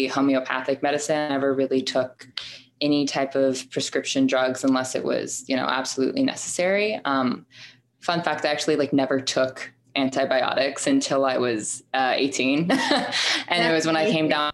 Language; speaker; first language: English; native; English